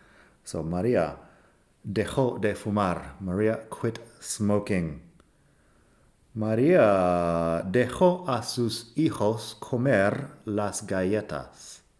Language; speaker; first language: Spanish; non-native, fluent; English